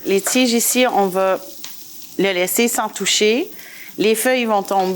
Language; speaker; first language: French; native; French